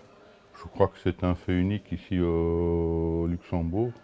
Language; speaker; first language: French; non-native, local second language; Luxembourgish